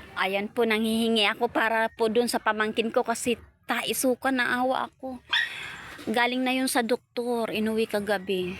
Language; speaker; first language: Filipino; non-native, local second language; Bikol